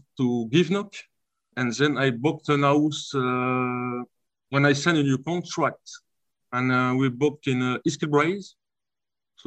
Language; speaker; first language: English; non-native, fluent; French